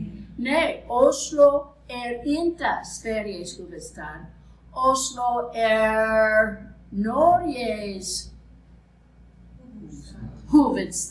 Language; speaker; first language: Swedish; non-native, fluent; English